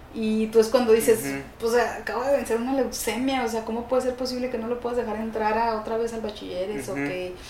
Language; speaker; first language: Spanish; native; Spanish